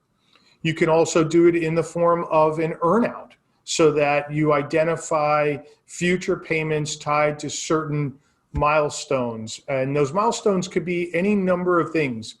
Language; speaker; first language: English; native; English